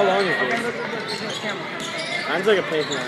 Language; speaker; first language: English; native; English